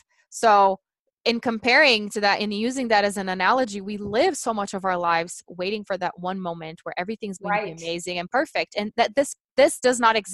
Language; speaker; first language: English; non-native, fluent; Portuguese